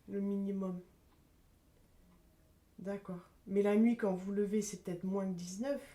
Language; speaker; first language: French; native; French